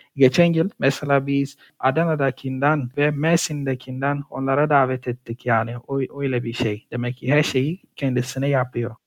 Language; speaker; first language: Turkish; non-native, fluent; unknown